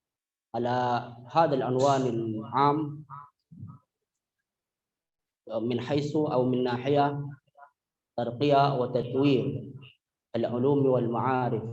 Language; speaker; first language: Arabic; non-native, fluent; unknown